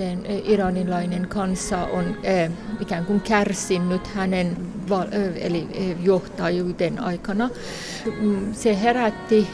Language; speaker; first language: Finnish; non-native, fluent; Persian